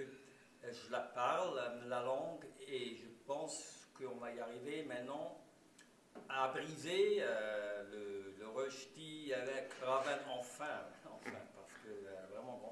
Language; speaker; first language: French; non-native, local second language; German